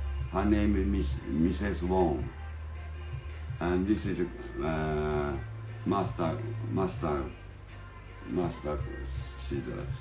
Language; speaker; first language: English; non-native, learner; Japanese